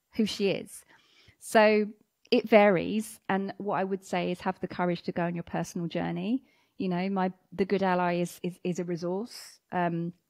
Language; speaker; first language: English; native; English